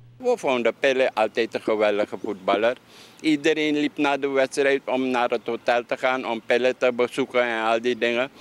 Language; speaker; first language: Dutch; native; Dutch